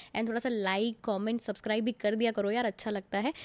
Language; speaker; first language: Hindi; non-native, local second language; Gujarati